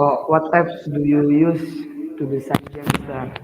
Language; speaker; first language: English; non-native, learner; Indonesian